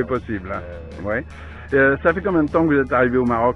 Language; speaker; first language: French; native; French